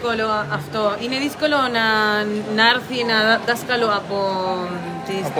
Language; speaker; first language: Greek; early bilingual, heritage; Greek